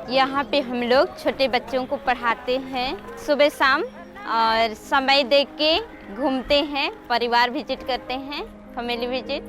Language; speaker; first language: Hindi; non-native, local second language; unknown